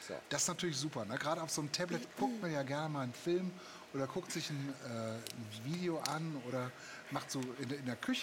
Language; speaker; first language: German; native; German